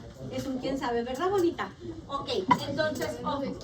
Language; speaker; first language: Spanish; native; Spanish